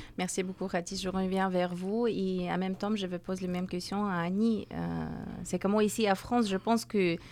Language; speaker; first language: French; non-native, learner; Persian